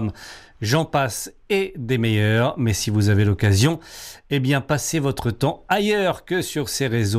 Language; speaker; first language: French; native; French